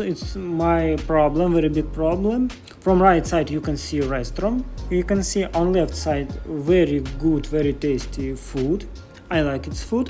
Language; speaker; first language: English; non-native, learner; Russian